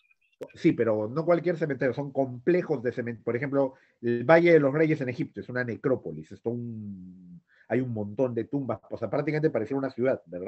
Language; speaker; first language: Spanish; native; Spanish